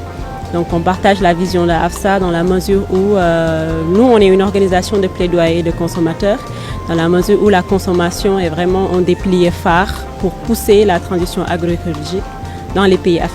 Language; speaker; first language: French; non-native, local second language; Wolof